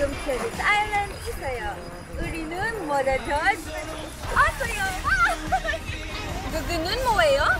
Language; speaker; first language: Korean; non-native, learner; Filipino